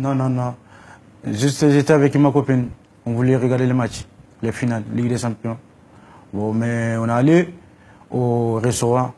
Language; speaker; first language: French; non-native, learner; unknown